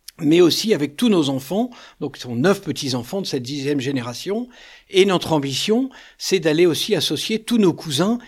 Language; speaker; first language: French; native; French